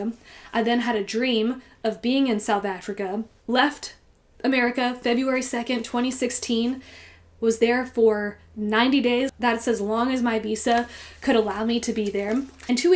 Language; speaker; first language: English; native; English